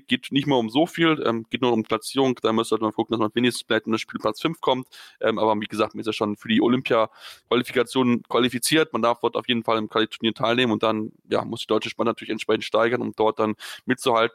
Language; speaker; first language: German; native; German